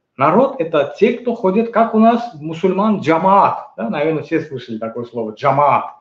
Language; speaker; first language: Russian; non-native, local second language; Azerbaijani